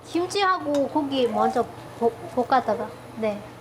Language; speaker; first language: Korean; non-native, local second language; Lao